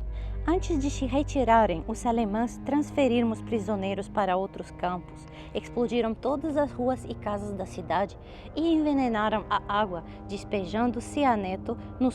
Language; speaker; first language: Portuguese; non-native, fluent; Russian